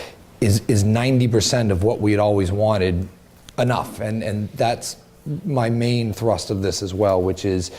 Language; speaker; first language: English; native; English